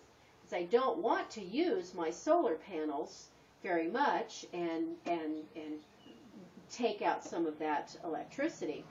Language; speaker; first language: English; native; English